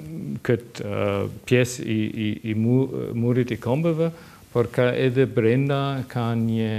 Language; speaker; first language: Albanian; non-native, learner; German